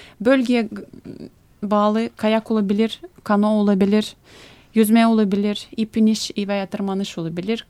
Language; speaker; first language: Turkish; non-native, fluent; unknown